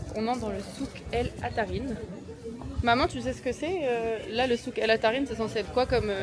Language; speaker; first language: French; native; French